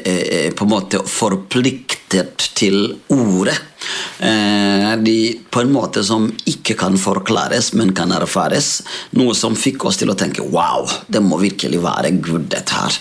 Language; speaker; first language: Norwegian; non-native, fluent; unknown